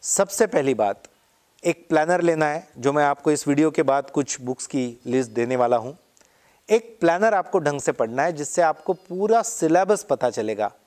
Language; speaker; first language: Hindi; non-native, local second language; Marathi